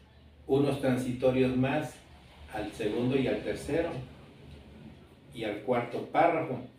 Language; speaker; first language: Spanish; native; Spanish